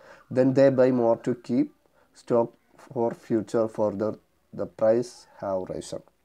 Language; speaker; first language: English; non-native, local second language; Malayalam